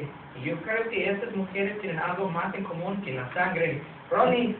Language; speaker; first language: Spanish; non-native, learner; English